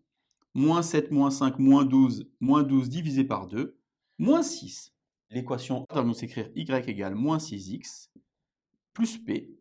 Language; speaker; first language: French; native; French